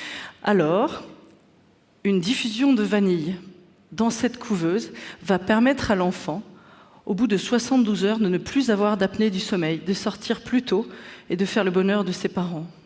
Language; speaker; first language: French; native; French